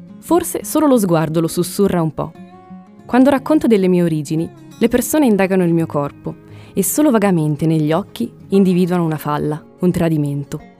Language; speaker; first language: Italian; early bilingual, other home language; Spanish